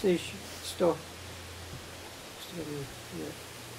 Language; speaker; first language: Czech; non-native, learner; English